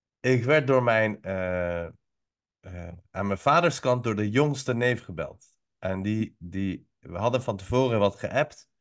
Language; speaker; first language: Dutch; early bilingual, other home language; Persian